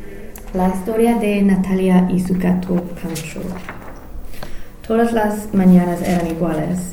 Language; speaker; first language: Spanish; non-native, learner; English